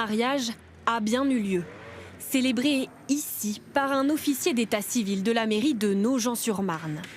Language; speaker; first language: French; native; French